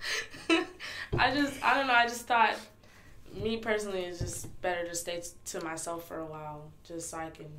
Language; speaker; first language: English; early bilingual, other home language; Haitian Creole